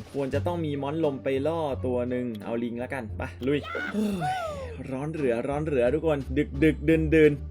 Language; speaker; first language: Thai; native; Thai